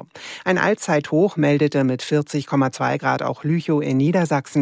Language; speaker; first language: German; native; German